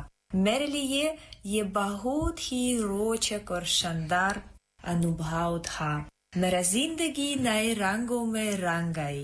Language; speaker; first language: Hindi; non-native, fluent; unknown